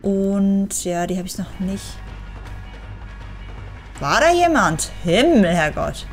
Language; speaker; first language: German; native; German